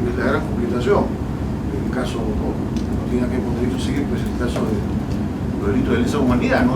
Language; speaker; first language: Spanish; native; Spanish